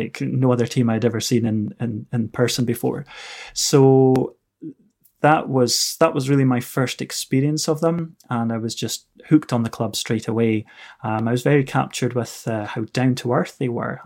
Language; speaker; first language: English; native; English